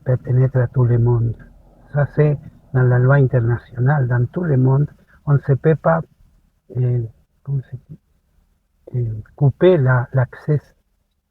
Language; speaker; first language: French; non-native, fluent; Spanish